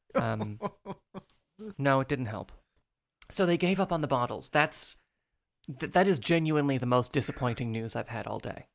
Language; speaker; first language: English; native; English